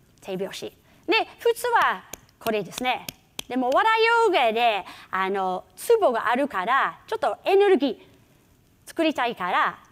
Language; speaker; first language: Japanese; non-native, fluent; English